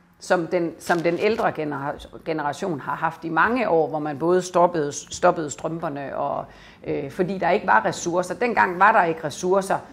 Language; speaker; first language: Danish; native; Danish